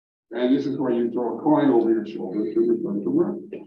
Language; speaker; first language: English; native; English